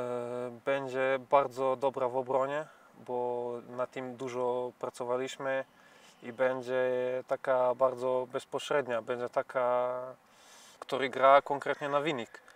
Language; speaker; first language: Polish; non-native, fluent; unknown